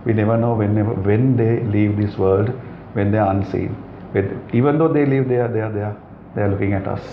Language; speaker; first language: English; non-native, local second language; Sinhala